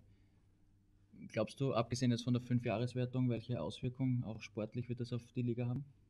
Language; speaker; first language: German; native; German